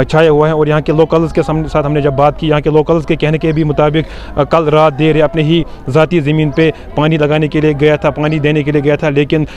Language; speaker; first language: Urdu; non-native, local second language; Kashmiri